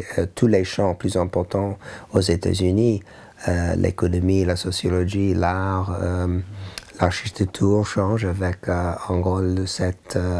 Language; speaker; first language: French; non-native, learner; English